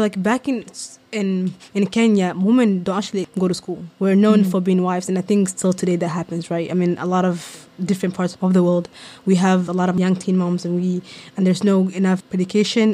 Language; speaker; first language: English; non-native, local second language; Somali